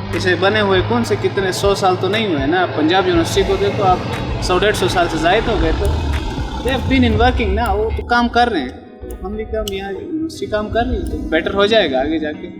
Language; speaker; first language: Urdu; non-native, local second language; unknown